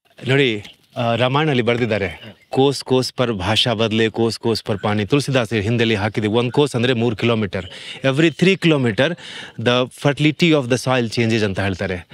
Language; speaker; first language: Kannada; non-native, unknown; Hindi